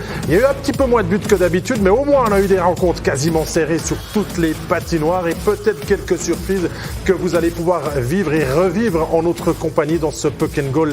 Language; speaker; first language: French; native; French